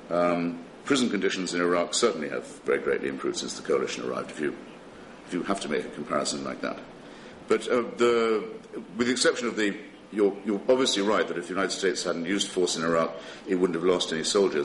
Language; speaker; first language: English; native; English